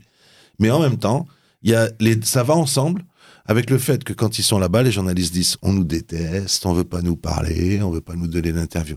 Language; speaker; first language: French; native; French